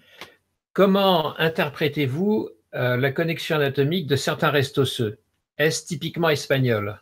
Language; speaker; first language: French; native; French